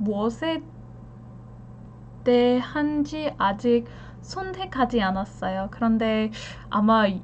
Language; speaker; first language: Korean; non-native, learner; English